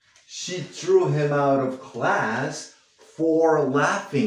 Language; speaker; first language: English; non-native, fluent; Spanish